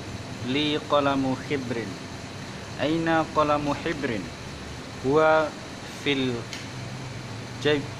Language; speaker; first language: Arabic; non-native, learner; Indonesian